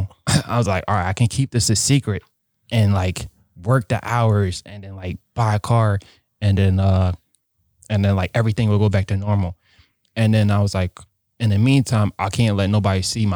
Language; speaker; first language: English; native; English